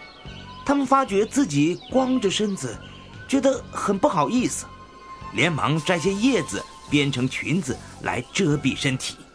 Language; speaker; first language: Chinese; native; Chinese